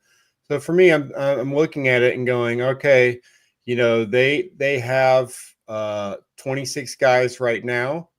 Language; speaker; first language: English; native; English